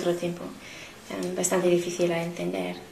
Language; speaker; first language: Spanish; non-native, learner; English